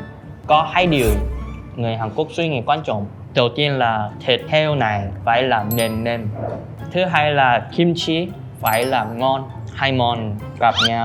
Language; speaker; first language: Vietnamese; non-native, learner; Korean